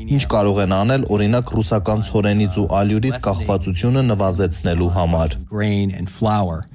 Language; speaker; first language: Armenian; native; Armenian